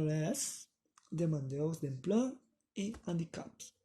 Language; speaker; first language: French; non-native, learner; Spanish